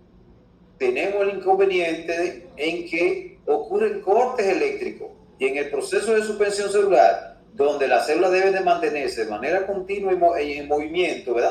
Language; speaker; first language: Spanish; native; Spanish